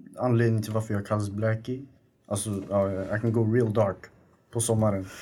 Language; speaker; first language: Swedish; early bilingual, other home language; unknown